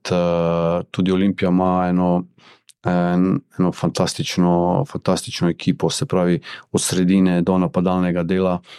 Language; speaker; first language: Slovenian; early bilingual, other home language; Bosnian